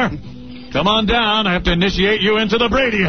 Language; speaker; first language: English; native; English